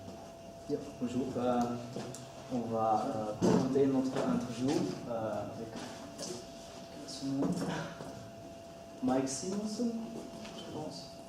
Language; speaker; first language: French; non-native, learner; Dutch